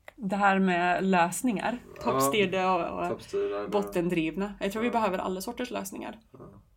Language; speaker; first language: Swedish; non-native, fluent; English